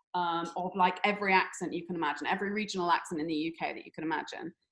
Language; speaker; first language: English; native; English